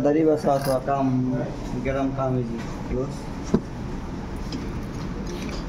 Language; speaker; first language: Arabic; non-native, learner; Bangla